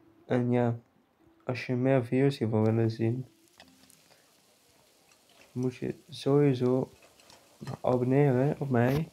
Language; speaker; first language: German; non-native, learner; Dutch